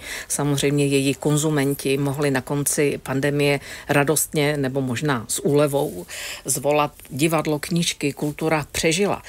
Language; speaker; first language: Czech; native; Czech